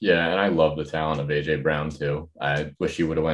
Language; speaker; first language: English; native; English